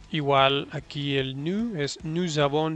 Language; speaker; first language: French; non-native, learner; Spanish